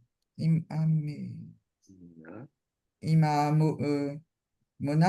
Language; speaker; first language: Hebrew; non-native, learner; French